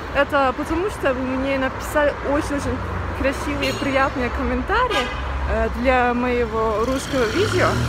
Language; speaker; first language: Russian; non-native, learner; Turkish